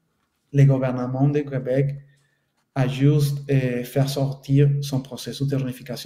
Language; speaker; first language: French; non-native, fluent; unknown